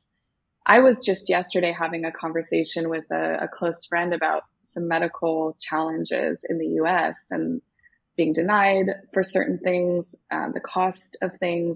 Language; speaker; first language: English; native; English